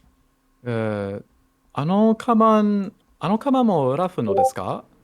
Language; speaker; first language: Japanese; non-native, learner; English